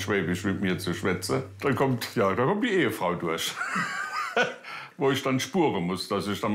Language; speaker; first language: German; native; German